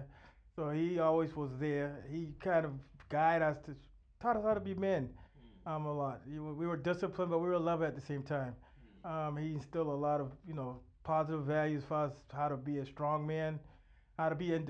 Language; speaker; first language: English; native; English